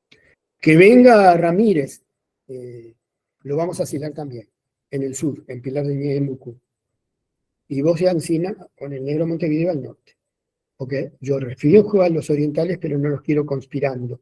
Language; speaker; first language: Spanish; native; Spanish